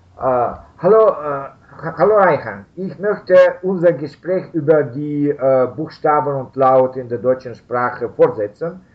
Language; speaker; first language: German; non-native, learner; Russian